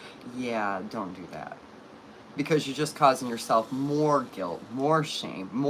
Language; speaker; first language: English; native; English